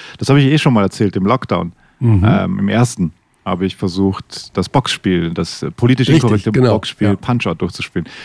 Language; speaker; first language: German; native; German